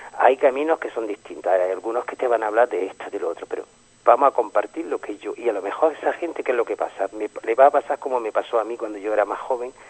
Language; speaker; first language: Spanish; non-native, fluent; French